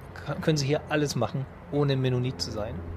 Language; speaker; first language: German; native; German